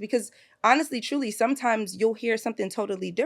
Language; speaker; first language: English; native; English